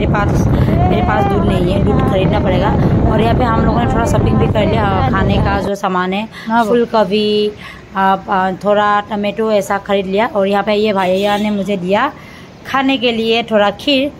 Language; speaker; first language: Hindi; non-native, local second language; Assamese